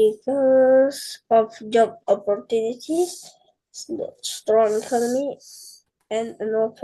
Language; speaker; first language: English; non-native, learner; Indonesian